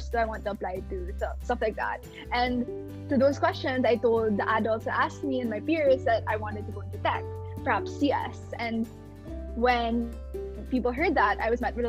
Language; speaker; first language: English; non-native, local second language; Filipino